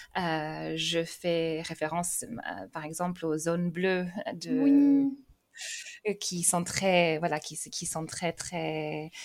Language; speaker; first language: French; early bilingual, other home language; English